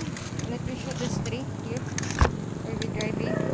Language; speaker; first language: English; non-native, learner; Cebuano